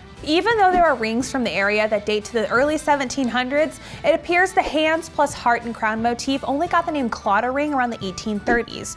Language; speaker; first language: English; native; English